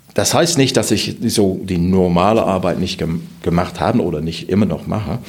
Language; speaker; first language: German; non-native, fluent; English